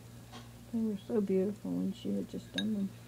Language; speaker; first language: English; native; English